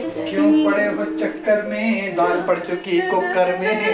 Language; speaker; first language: Hindi; native; Hindi